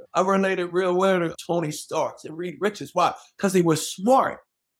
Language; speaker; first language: English; native; English